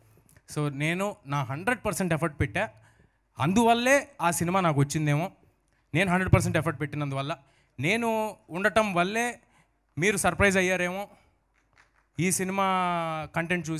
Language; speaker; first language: Telugu; native; Telugu